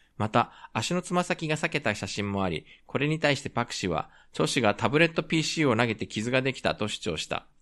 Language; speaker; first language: Japanese; native; Japanese